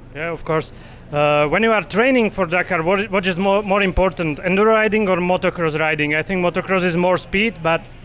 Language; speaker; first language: English; non-native, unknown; Slovak